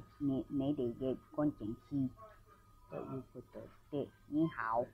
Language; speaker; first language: Cantonese; non-native, learner; Japanese